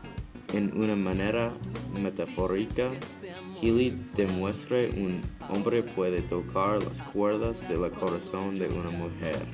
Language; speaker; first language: Spanish; non-native, learner; English